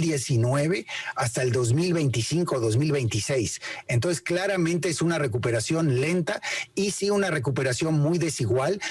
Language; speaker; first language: Spanish; native; Spanish